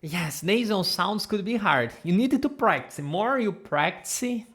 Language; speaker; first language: English; non-native, fluent; Portuguese